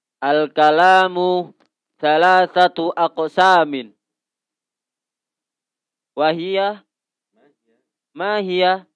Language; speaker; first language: Arabic; non-native, learner; Indonesian